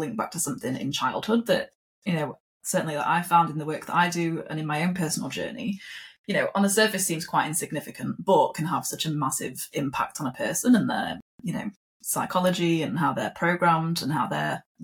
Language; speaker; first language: English; native; English